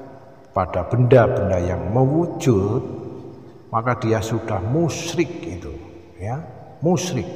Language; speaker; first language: Indonesian; native; Indonesian